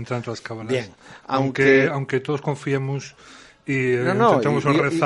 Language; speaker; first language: Spanish; native; Spanish